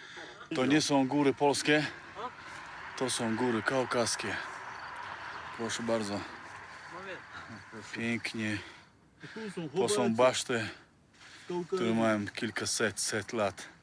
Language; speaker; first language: Polish; non-native, fluent; Chechen